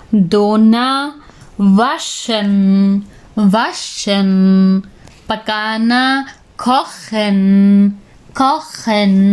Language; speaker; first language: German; non-native, fluent; Urdu